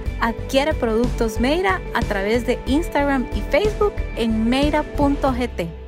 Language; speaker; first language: Spanish; native; Spanish